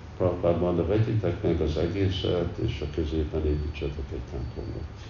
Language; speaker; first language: Hungarian; early bilingual, heritage; Hungarian